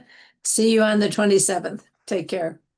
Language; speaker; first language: English; native; English